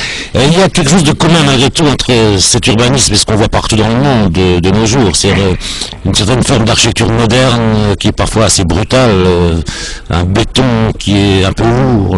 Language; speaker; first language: French; native; French